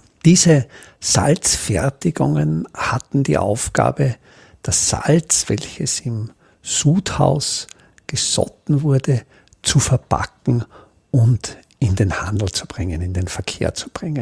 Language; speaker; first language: German; native; German